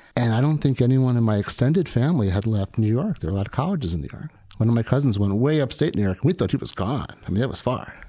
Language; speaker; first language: English; native; English